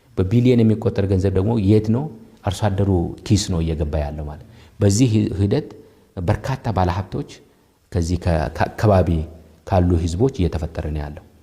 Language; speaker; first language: Amharic; non-native, local second language; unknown